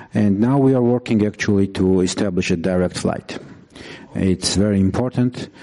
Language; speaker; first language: English; non-native, fluent; Georgian